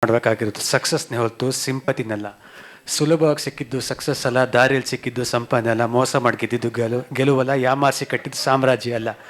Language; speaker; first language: Kannada; native; Kannada